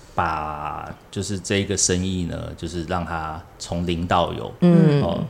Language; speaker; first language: Chinese; native; Chinese